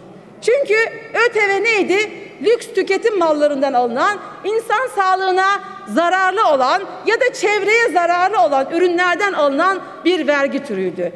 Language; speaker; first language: Turkish; native; Turkish